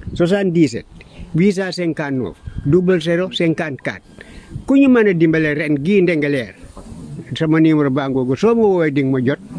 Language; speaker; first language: Wolof; non-native, local second language; Serer